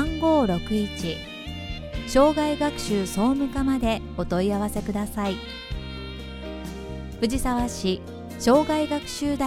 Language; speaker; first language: Japanese; native; Japanese